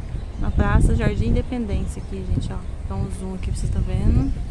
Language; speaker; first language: Portuguese; native; Portuguese